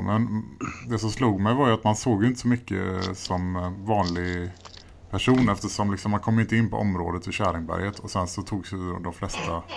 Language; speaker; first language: Swedish; native; Swedish